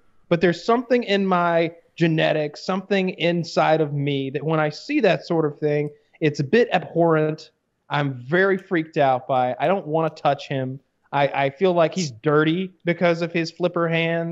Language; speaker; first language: English; native; English